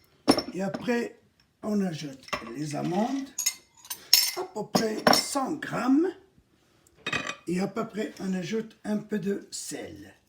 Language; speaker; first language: French; non-native, local second language; Arabic